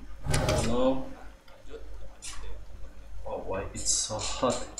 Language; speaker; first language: English; non-native, learner; Indonesian